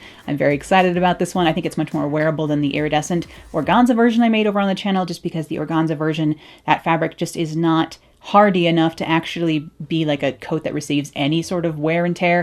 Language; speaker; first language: English; native; English